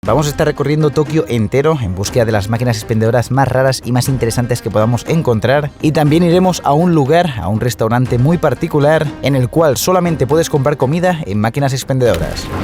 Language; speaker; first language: Spanish; native; Spanish